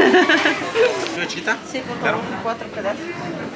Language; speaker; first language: Spanish; native; Spanish